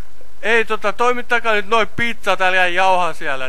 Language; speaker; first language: Finnish; native; Finnish